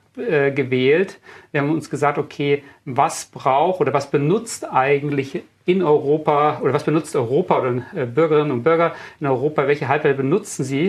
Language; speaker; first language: German; native; German